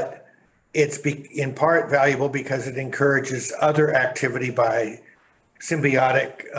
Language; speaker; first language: English; native; English